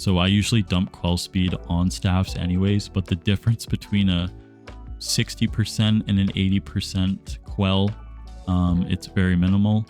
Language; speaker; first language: English; native; English